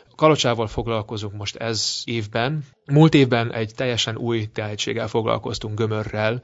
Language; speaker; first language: Hungarian; early bilingual, heritage; Hungarian